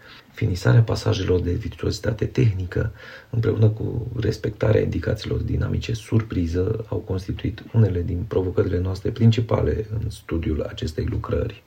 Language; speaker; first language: Romanian; native; Romanian